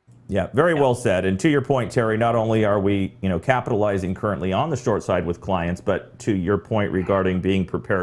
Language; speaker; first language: English; native; English